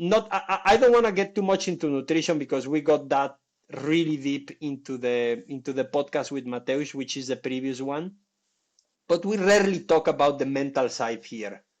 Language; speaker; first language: English; non-native, fluent; Spanish